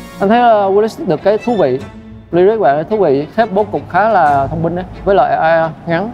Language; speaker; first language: Vietnamese; native; Vietnamese